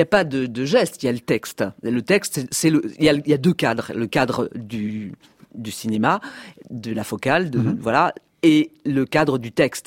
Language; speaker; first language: French; native; French